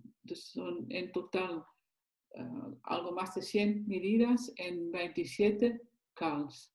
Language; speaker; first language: Spanish; non-native, fluent; Dutch